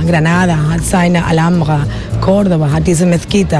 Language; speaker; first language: German; non-native, fluent; Spanish